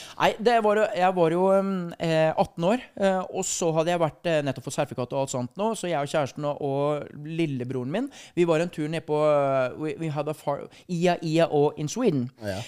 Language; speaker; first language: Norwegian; native; Norwegian